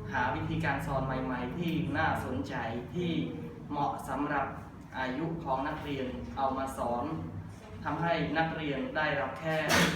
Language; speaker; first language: Thai; non-native, learner; Khmer